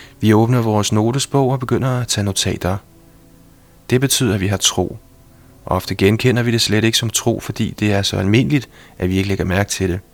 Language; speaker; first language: Danish; native; Danish